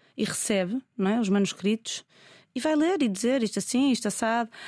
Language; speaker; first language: Portuguese; native; Portuguese